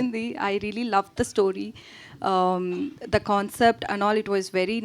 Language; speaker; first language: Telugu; non-native, learner; Tamil